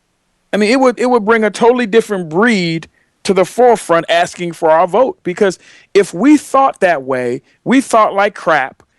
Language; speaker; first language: English; native; English